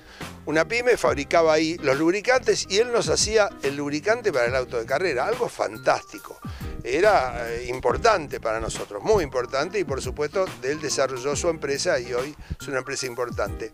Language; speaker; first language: Spanish; native; Spanish